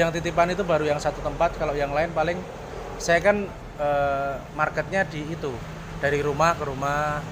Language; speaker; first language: Indonesian; native; Indonesian